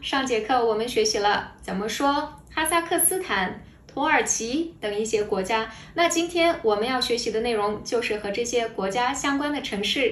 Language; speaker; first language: Chinese; non-native, fluent; Kazakh